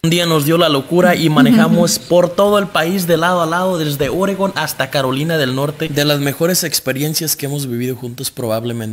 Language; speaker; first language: Spanish; native; Spanish